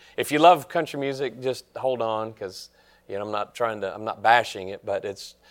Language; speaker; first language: English; native; English